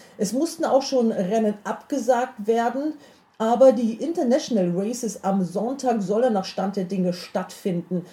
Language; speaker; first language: German; native; German